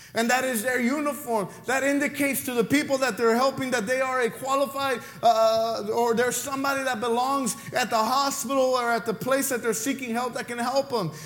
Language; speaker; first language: English; non-native, fluent; Spanish